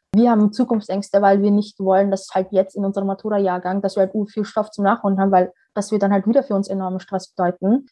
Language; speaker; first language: German; early bilingual, other home language; Somali